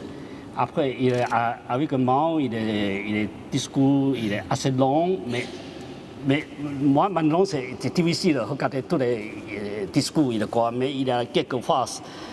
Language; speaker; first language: French; non-native, learner; Chinese